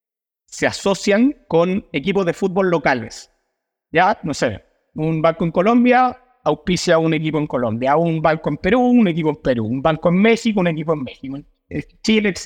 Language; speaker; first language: Spanish; native; Spanish